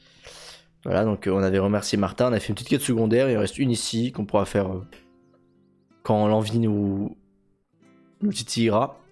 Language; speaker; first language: French; native; French